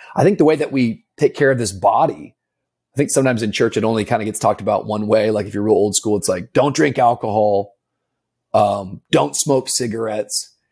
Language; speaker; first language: English; native; English